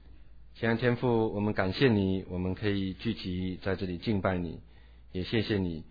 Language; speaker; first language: Chinese; native; Chinese